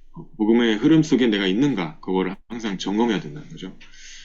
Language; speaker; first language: Korean; native; Korean